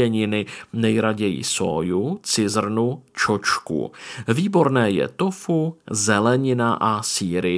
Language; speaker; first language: Czech; native; Czech